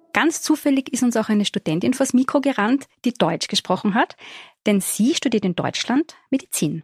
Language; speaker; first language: German; native; German